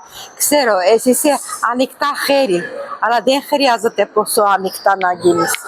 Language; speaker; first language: Greek; non-native, learner; Armenian